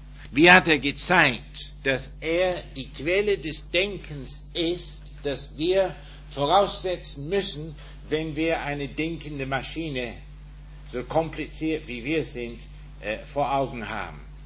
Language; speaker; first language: German; non-native, fluent; English